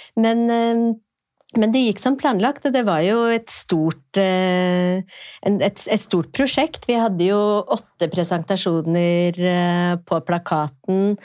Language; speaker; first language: Norwegian; native; Norwegian